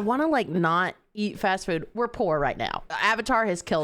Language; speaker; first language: English; native; English